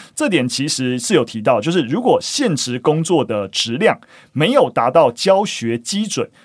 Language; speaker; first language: Chinese; native; Chinese